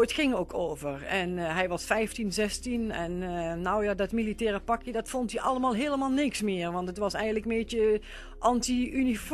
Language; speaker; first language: Dutch; native; Dutch